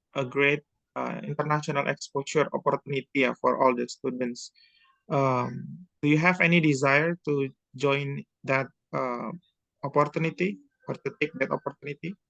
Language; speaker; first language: English; non-native, local second language; Indonesian